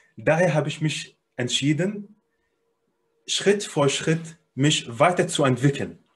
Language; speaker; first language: German; non-native, fluent; Arabic